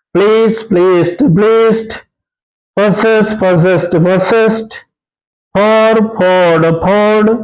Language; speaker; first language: English; non-native, local second language; Malayalam